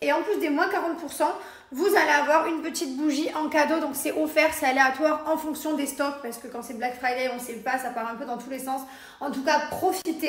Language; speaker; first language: French; native; French